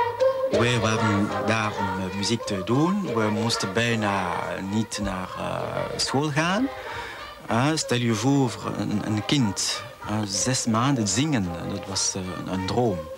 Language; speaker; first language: Dutch; non-native, fluent; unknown